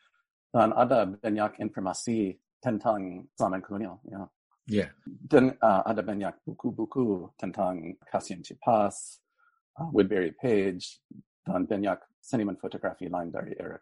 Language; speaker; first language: Indonesian; non-native, fluent; English